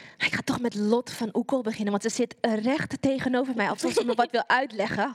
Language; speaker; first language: Dutch; native; Dutch